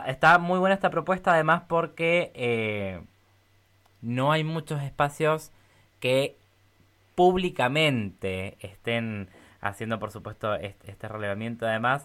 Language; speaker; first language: Spanish; native; Spanish